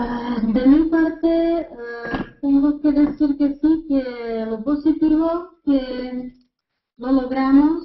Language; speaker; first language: Spanish; non-native, fluent; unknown